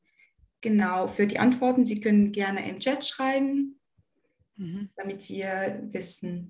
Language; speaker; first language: German; non-native, fluent; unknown